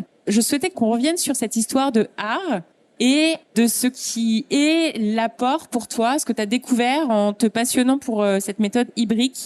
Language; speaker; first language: French; native; French